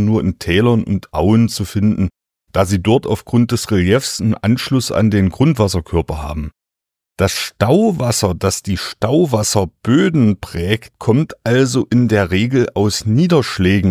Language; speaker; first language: German; native; German